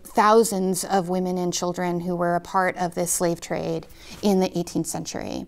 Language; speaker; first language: English; native; English